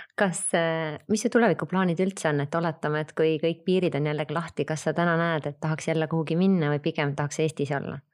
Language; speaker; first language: Estonian; native; Estonian